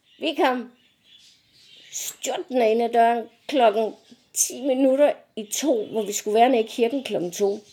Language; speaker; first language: Danish; native; Danish